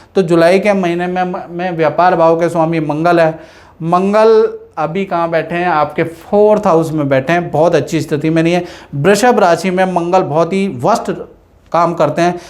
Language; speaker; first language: Hindi; native; Hindi